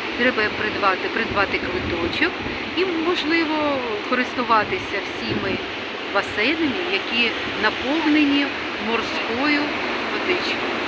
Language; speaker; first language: Ukrainian; native; Ukrainian